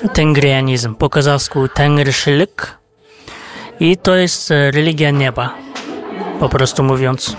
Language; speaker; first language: Polish; non-native, fluent; Kazakh